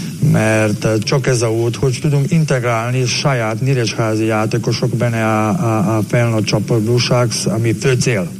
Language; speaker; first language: Hungarian; non-native, learner; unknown